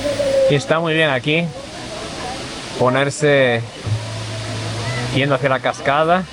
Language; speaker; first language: Spanish; native; Spanish